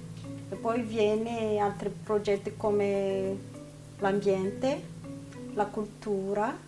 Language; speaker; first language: Italian; non-native, learner; Malagasy